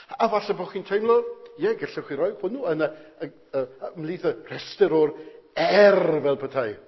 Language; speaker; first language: Welsh; native; Welsh